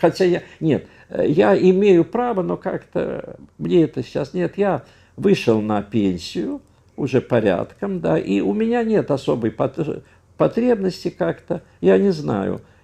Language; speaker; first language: Russian; native; Russian